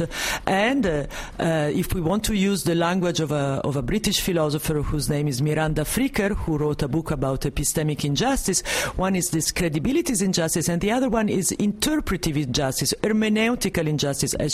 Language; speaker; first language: English; non-native, fluent; Italian